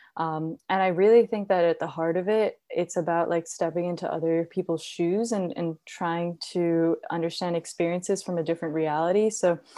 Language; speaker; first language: English; non-native, local second language; Hindi